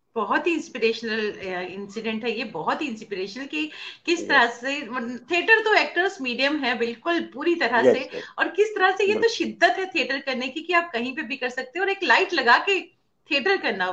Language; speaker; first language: Hindi; native; Hindi